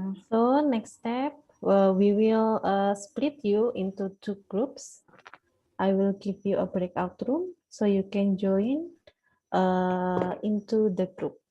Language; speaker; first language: English; non-native, fluent; Indonesian